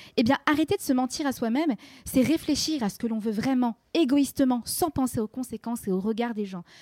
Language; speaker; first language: French; native; French